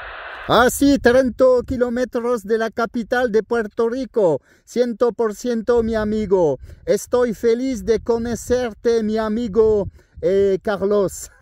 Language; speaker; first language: Spanish; non-native, learner; French